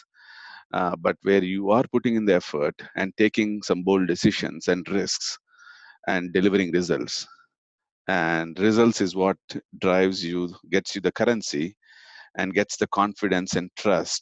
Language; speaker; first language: English; non-native, local second language; Tamil